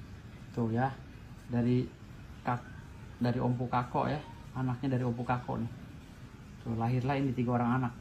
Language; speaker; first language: Indonesian; native; Indonesian